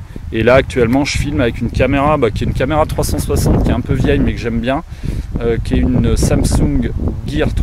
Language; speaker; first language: French; native; French